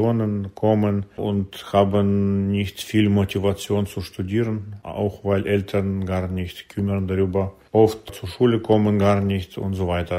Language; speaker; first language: German; non-native, learner; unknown